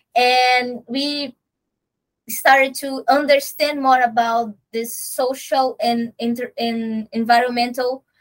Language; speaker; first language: English; non-native, learner; Portuguese